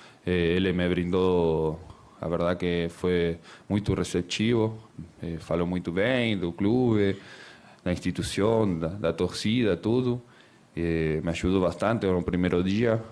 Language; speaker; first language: Portuguese; non-native, fluent; Spanish